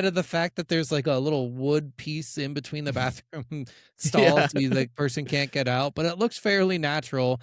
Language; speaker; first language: English; native; English